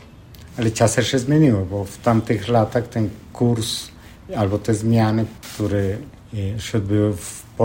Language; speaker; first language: Polish; non-native, fluent; Spanish